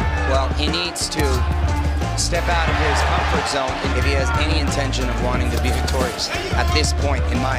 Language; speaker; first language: English; native; English